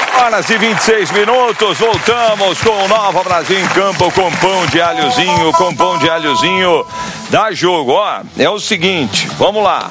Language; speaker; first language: Portuguese; native; Portuguese